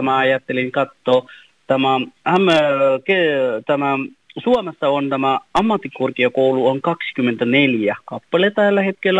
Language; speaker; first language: Finnish; non-native, fluent; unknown